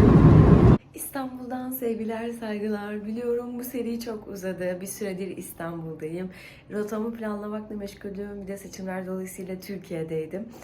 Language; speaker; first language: Turkish; native; Turkish